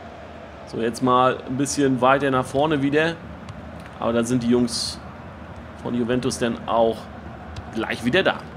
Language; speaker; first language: German; native; German